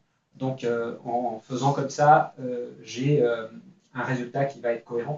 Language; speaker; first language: French; native; French